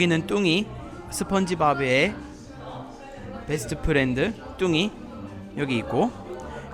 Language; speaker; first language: Korean; non-native, fluent; English